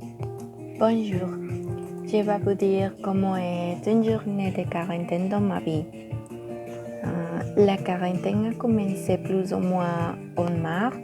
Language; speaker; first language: French; non-native, learner; Spanish